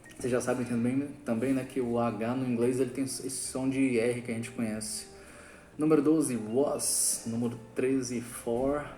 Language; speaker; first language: Portuguese; native; Portuguese